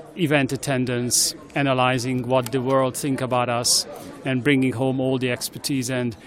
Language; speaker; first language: English; non-native, fluent; Hungarian